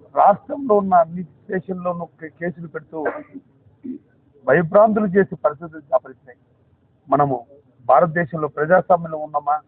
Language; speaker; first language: Telugu; native; Telugu